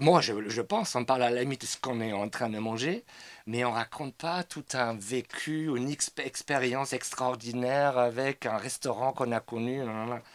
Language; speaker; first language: French; non-native, fluent; German